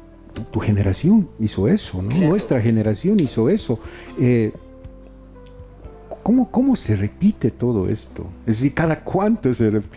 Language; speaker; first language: Spanish; native; Spanish